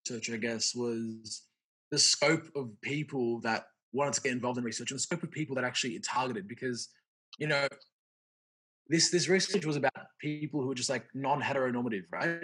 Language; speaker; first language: English; native; English